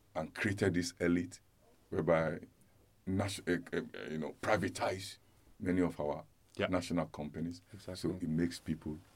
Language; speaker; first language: English; non-native, local second language; Yoruba